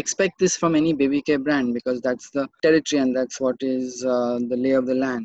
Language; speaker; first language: English; non-native, local second language; Marathi